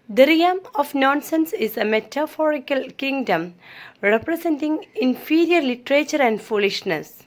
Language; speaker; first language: English; non-native, local second language; Malayalam